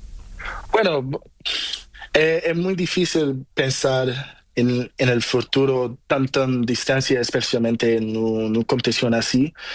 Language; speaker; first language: Spanish; non-native, learner; Portuguese